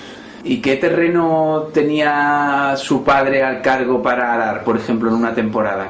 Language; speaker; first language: Spanish; native; Spanish